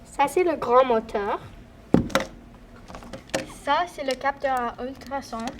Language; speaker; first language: French; non-native, local second language; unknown